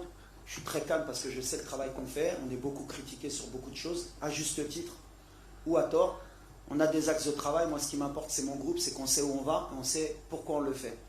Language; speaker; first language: French; native; French